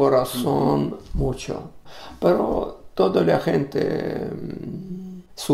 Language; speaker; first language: Spanish; non-native, learner; Russian